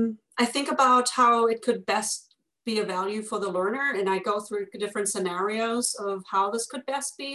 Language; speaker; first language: English; non-native, fluent; German